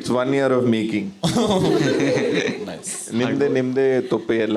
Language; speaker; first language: Kannada; non-native, learner; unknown